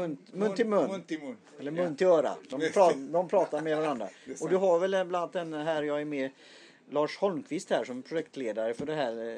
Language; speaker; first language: Swedish; native; Swedish